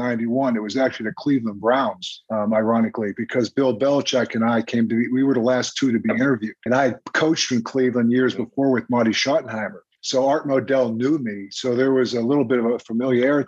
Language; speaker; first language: English; native; English